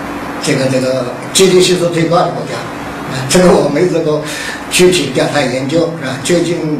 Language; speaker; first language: Chinese; native; Chinese